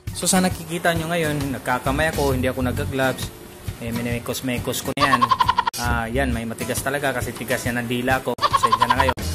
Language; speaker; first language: Filipino; non-native, local second language; Cebuano